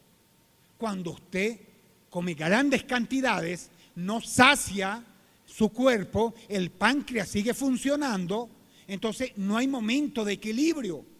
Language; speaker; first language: Spanish; native; Spanish